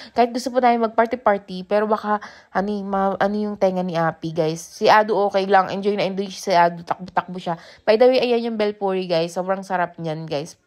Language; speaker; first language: Filipino; native; Filipino